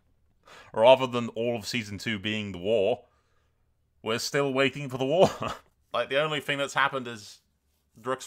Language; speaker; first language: English; native; English